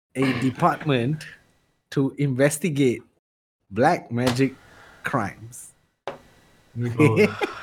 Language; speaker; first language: English; non-native, local second language; Tamil